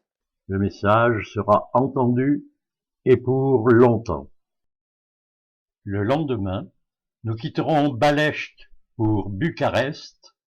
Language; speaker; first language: French; native; French